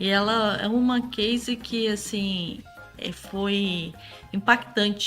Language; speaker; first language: Portuguese; native; Portuguese